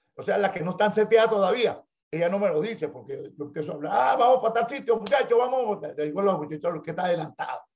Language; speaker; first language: Spanish; native; Spanish